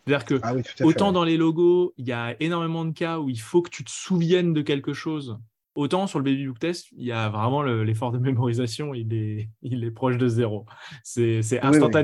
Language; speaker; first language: French; native; French